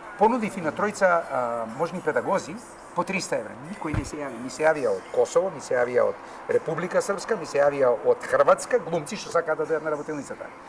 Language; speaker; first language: Macedonian; native; Macedonian